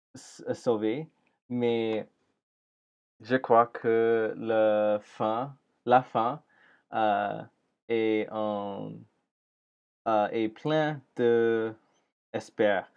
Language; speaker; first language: French; non-native, learner; English